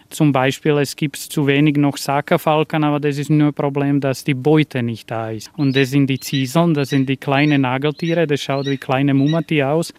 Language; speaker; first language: German; non-native, learner; Slovak